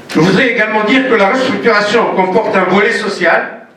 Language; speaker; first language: French; non-native, local second language; Arabic